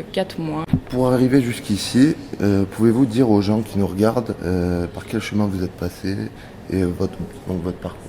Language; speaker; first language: French; native; French